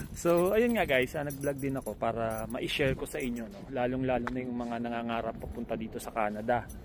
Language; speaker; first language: Filipino; native; Filipino